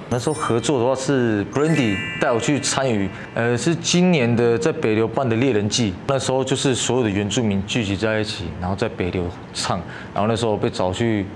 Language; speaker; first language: Chinese; native; Chinese